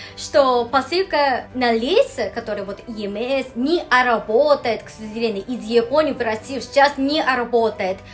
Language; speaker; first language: Russian; non-native, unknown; Japanese